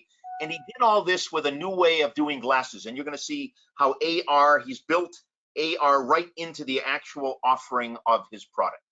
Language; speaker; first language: English; native; English